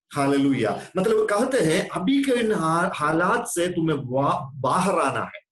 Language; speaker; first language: Hindi; non-native, local second language; Malayalam